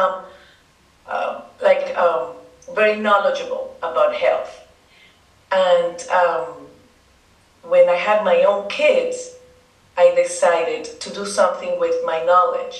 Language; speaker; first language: English; non-native, fluent; Spanish